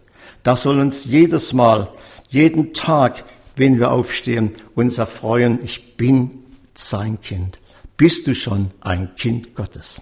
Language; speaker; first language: German; native; German